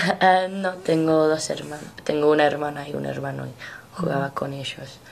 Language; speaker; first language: Spanish; non-native, fluent; English